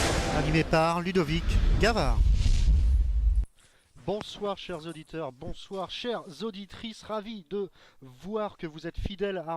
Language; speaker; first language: French; native; French